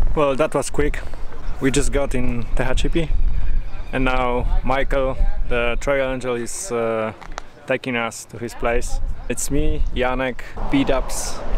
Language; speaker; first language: English; non-native, fluent; Polish